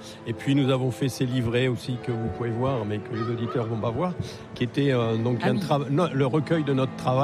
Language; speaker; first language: French; native; French